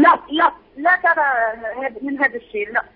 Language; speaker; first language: Arabic; native; Arabic